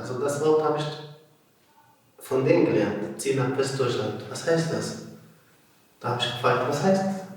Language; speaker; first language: German; non-native, learner; Arabic